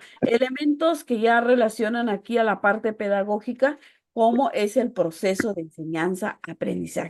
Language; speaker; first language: Spanish; native; Spanish